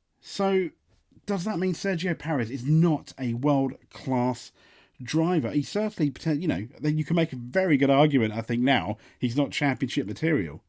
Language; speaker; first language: English; native; English